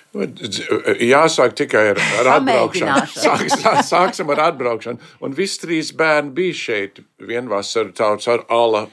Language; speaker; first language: Latvian; early bilingual, heritage; Latvian